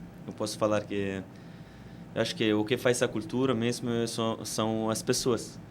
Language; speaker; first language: Portuguese; non-native, fluent; Italian